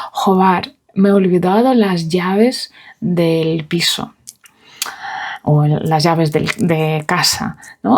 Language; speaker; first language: Spanish; non-native, fluent; Russian